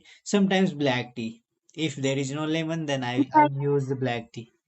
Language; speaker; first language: English; non-native, learner; Nepali